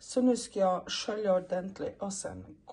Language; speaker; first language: Swedish; non-native, learner; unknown